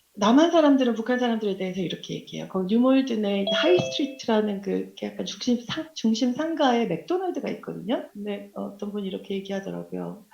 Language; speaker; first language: Korean; native; Korean